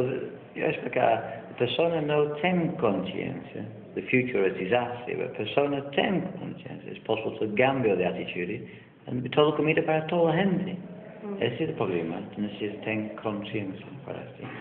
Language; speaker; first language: Spanish; non-native, learner; English